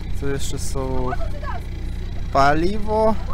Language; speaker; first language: Polish; non-native, learner; Russian